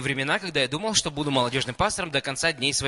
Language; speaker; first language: Russian; native; Russian